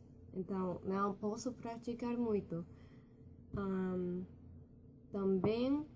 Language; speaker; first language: Portuguese; non-native, learner; English